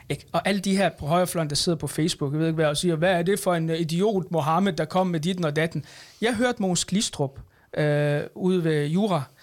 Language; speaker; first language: Danish; early bilingual, other home language; Arabic